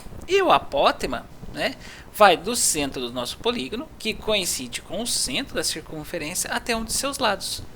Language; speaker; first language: Portuguese; native; Portuguese